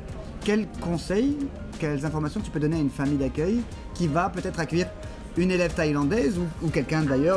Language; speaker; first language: French; native; French